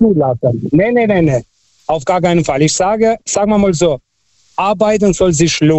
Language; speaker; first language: German; non-native, fluent; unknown